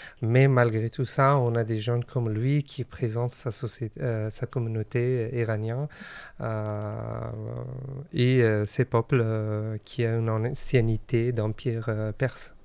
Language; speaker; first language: French; non-native, fluent; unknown